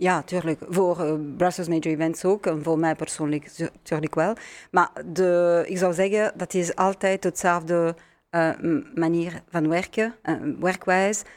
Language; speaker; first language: Dutch; non-native, learner; French